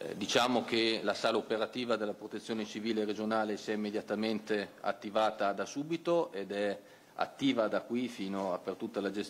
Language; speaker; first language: Italian; native; Italian